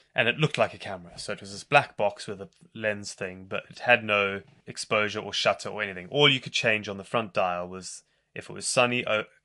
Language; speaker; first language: English; native; English